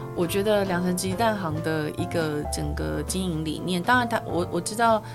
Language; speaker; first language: Chinese; native; Chinese